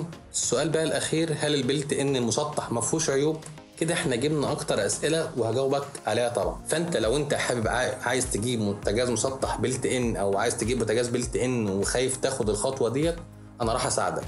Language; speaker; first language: Arabic; native; Arabic